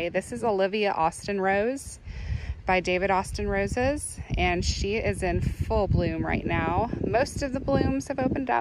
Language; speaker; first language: English; native; English